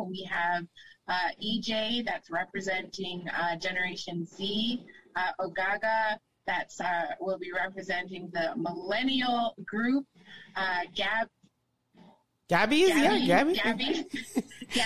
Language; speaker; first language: English; native; English